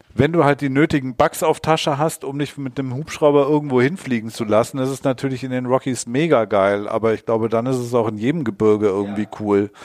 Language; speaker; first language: German; native; German